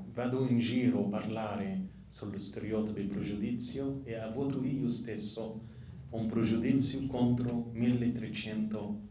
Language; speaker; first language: Italian; non-native, fluent; Arabic